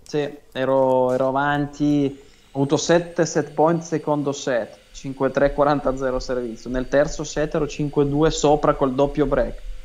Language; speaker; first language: Italian; non-native, fluent; Russian